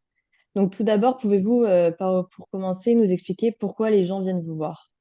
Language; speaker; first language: French; native; French